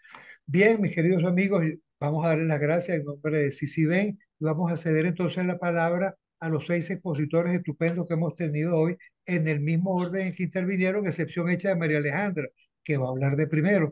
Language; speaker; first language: Spanish; native; Spanish